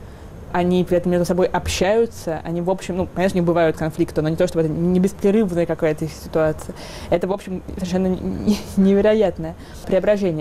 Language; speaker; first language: Russian; native; Russian